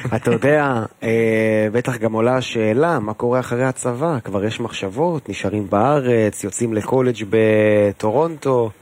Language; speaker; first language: Hebrew; native; Hebrew